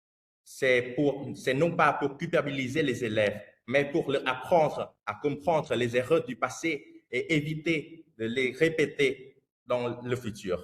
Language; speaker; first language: French; non-native, fluent; Vietnamese